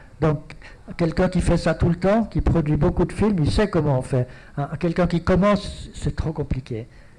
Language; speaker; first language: French; native; French